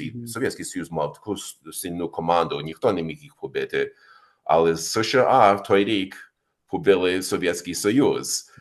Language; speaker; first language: Ukrainian; early bilingual, heritage; Ukrainian